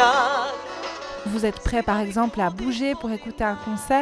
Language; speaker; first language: French; native; French